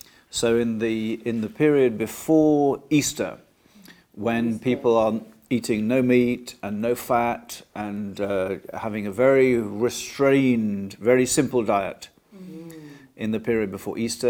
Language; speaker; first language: English; native; English